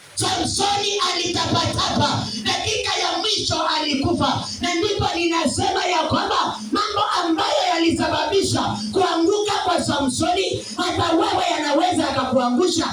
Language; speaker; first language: Swahili; non-native, local second language; Kamba